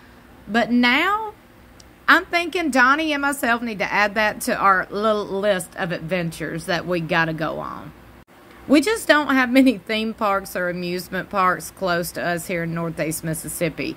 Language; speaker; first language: English; native; English